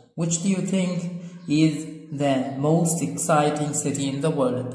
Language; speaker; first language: English; non-native, fluent; Arabic